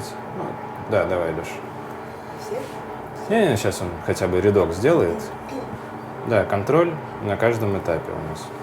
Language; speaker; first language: Russian; native; Russian